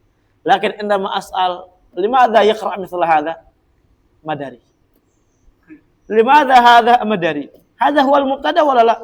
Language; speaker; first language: Arabic; non-native, fluent; Indonesian